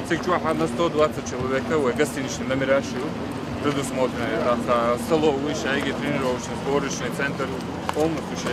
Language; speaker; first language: Russian; non-native, local second language; Chechen